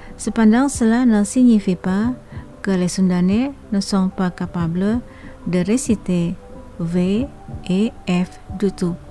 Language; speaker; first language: French; non-native, fluent; Indonesian